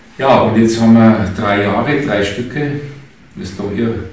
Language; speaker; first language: German; native; German